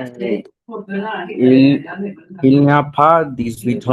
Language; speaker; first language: French; non-native, learner; Spanish